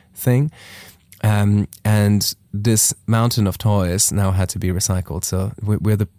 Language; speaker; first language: English; non-native, fluent; German